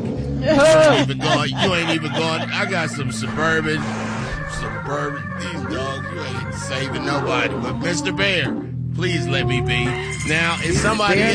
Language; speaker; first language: English; native; English